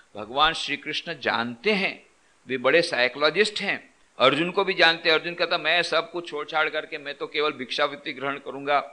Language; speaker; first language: Hindi; non-native, local second language; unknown